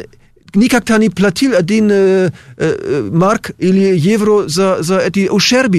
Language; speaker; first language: Russian; non-native, fluent; German